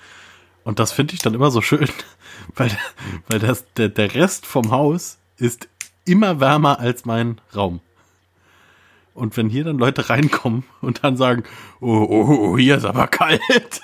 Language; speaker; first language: German; native; German